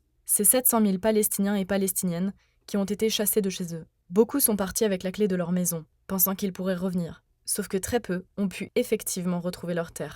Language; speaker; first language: French; native; French